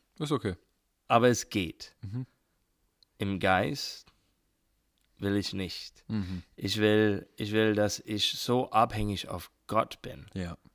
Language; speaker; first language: German; non-native, learner; English